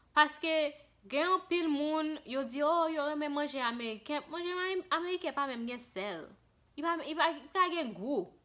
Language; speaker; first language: Haitian Creole; early bilingual, heritage; Haitian Creole